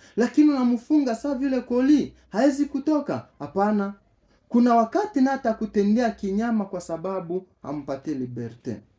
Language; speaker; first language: Swahili; native; Swahili